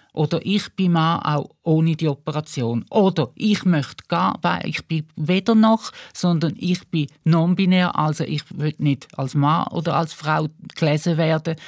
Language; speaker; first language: German; native; German